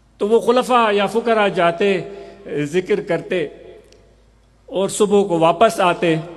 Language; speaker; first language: Urdu; non-native, local second language; Sindhi